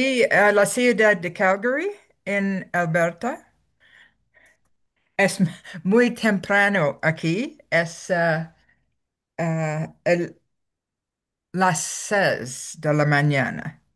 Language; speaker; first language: Spanish; non-native, learner; English